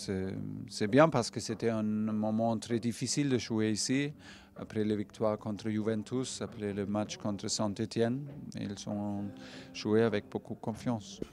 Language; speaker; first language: French; non-native, fluent; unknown